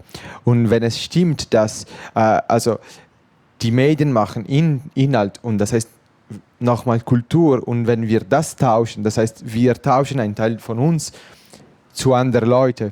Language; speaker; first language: German; non-native, fluent; Italian